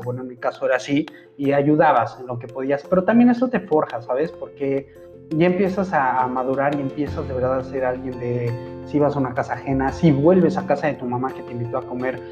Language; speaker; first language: Spanish; native; Spanish